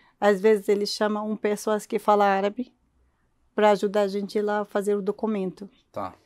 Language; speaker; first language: Portuguese; non-native, learner; Arabic